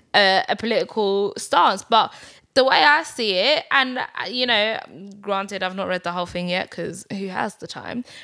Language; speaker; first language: English; native; English